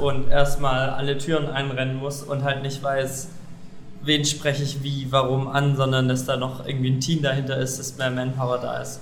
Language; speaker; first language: German; native; German